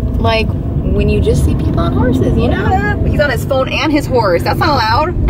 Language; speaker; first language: English; native; English